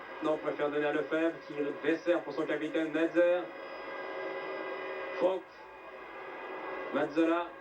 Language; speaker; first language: French; native; French